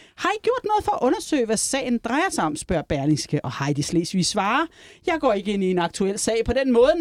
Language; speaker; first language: Danish; native; Danish